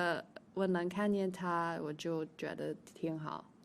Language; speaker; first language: Chinese; early bilingual, heritage; Chinese